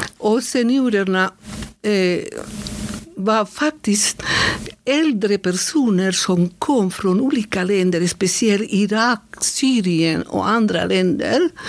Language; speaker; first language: Swedish; non-native, fluent; Spanish